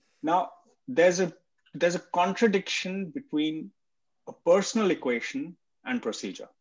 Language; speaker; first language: English; non-native, local second language; Hindi